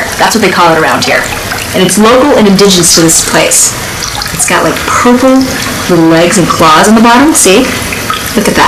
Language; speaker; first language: English; early bilingual, other home language; Italian